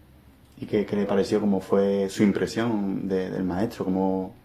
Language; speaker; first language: Spanish; native; Spanish